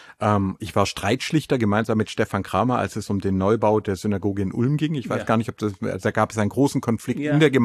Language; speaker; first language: German; native; German